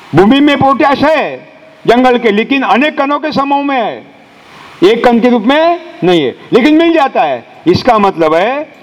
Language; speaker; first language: Hindi; non-native, local second language; Marathi